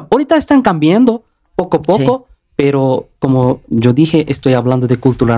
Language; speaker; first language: Spanish; non-native, learner; Bangla